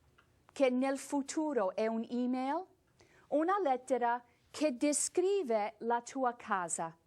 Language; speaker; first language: Italian; non-native, fluent; English